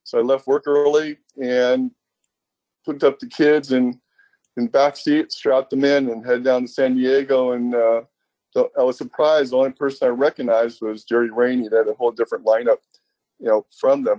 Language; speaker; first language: English; native; English